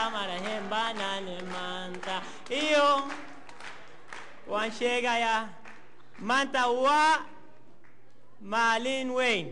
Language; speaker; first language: Somali; non-native, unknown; Spanish